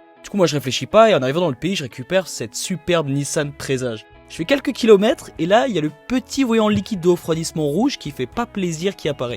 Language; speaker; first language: French; native; French